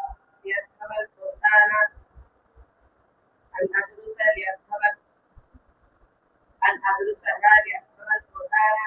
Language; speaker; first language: Arabic; non-native, learner; Bangla